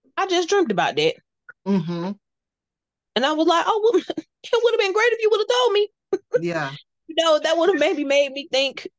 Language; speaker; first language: English; native; English